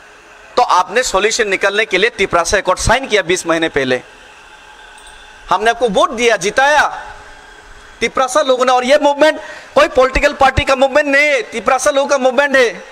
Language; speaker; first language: Hindi; non-native, local second language; Kok Borok